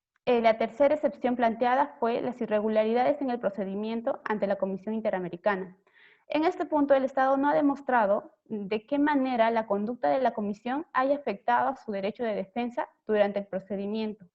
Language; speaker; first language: Spanish; native; Spanish